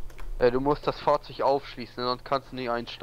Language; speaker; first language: German; native; German